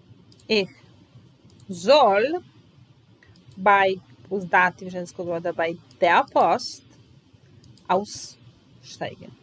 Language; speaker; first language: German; non-native, fluent; Serbian